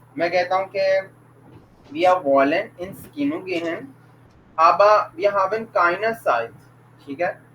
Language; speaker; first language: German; non-native, fluent; Urdu